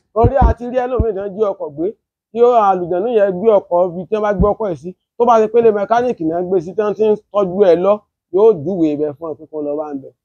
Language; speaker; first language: Yoruba; native; Yoruba